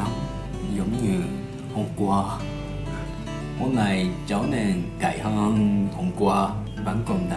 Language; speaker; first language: Vietnamese; non-native, learner; Japanese